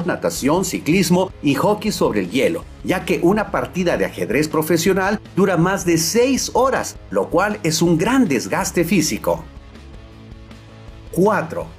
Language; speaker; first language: Spanish; native; Spanish